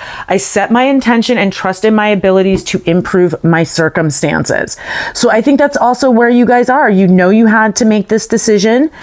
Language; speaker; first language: English; native; English